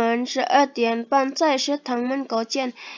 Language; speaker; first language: Chinese; non-native, learner; Indonesian